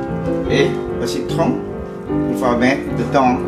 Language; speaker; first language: French; non-native, learner; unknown